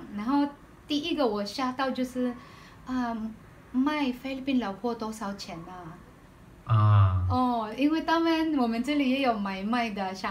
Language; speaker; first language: Chinese; non-native, learner; Filipino